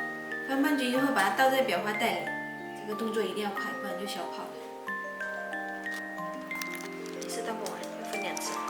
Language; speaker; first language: Chinese; native; Chinese